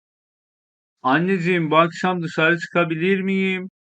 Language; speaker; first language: Turkish; non-native, fluent; Persian